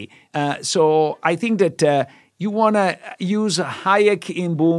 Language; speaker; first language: English; non-native, fluent; Italian